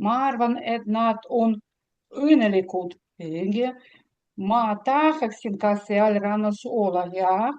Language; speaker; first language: Estonian; non-native, learner; Russian